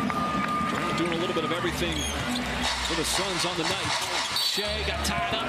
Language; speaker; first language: English; native; English